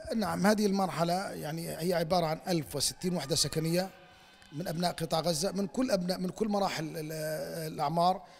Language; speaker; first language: Arabic; native; Arabic